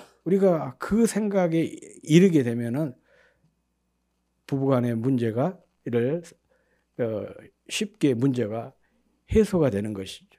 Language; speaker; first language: Korean; native; Korean